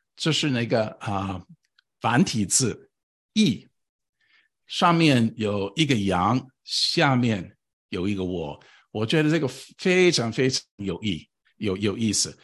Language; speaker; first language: Chinese; non-native, fluent; English